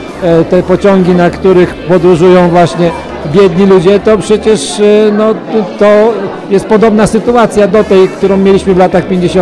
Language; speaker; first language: Polish; native; Polish